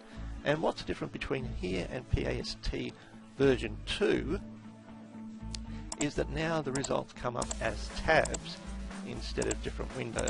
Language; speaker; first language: English; native; English